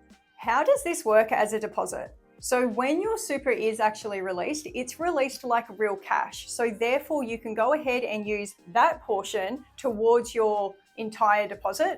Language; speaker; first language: English; native; English